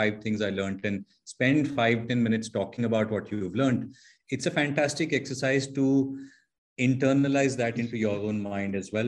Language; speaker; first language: English; non-native, local second language; Hindi